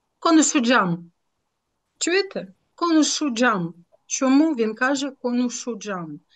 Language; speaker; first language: Turkish; non-native, fluent; Ukrainian